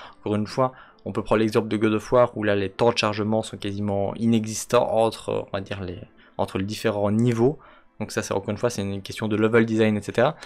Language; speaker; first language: French; native; French